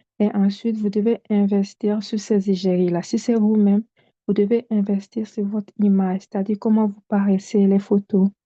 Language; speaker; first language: French; non-native, local second language; Bambara